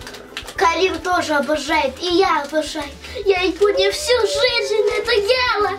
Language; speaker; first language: Russian; early bilingual, heritage; Russian